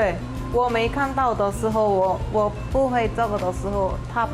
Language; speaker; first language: Chinese; non-native, learner; Korean